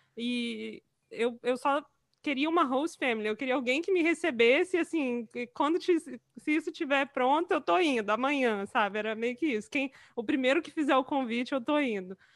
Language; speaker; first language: Portuguese; native; Portuguese